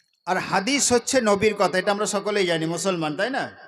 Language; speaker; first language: Bangla; native; Bangla